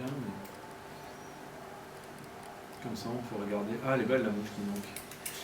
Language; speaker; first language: French; native; French